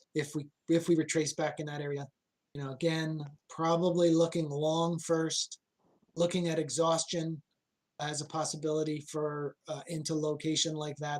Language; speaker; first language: English; native; English